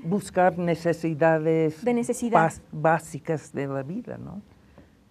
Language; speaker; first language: Spanish; non-native, fluent; English